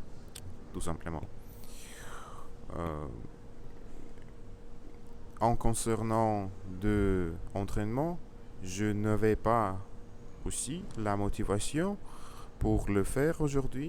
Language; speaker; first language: French; non-native, learner; Russian